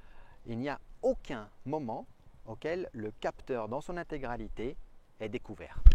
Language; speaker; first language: French; native; French